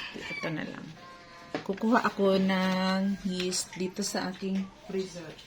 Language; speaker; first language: Filipino; non-native, local second language; Cebuano